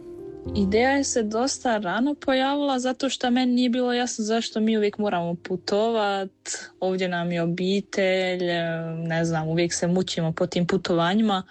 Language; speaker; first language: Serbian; early bilingual, heritage; Croatian